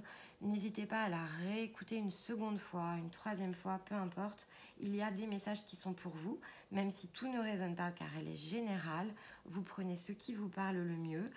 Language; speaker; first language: French; native; French